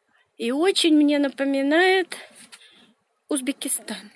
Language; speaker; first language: Russian; native; Russian